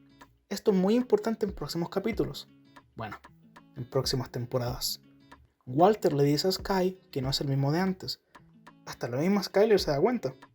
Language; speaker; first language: Spanish; native; Spanish